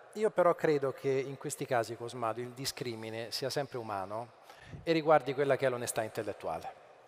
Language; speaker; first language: Italian; native; Italian